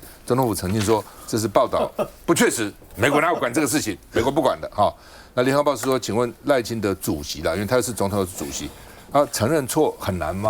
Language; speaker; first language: Chinese; native; Chinese